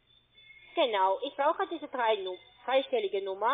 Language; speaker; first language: German; non-native, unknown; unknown